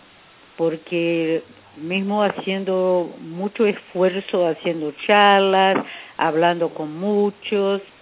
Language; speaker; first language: Spanish; non-native, fluent; Portuguese